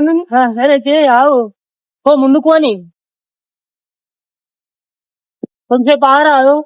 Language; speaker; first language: Telugu; native; Telugu